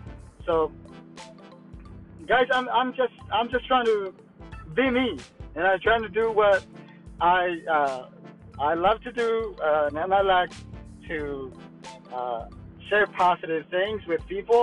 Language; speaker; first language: English; non-native, fluent; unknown